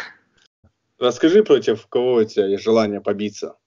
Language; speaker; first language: Russian; native; Russian